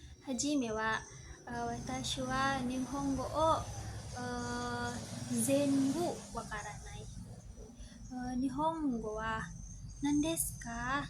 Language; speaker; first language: Japanese; non-native, learner; Indonesian